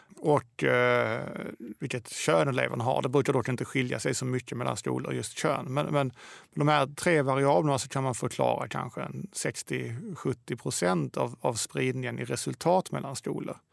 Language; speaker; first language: Swedish; native; Swedish